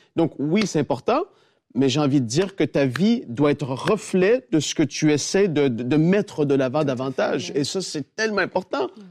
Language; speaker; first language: French; native; French